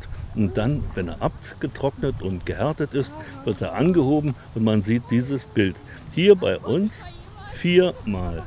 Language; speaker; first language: German; native; German